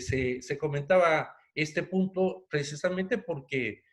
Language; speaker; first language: Spanish; native; Spanish